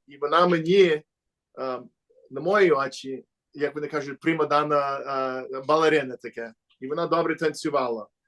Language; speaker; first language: Ukrainian; early bilingual, heritage; Ukrainian